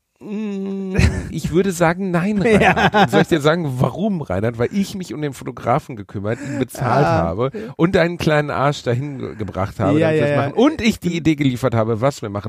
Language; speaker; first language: German; native; German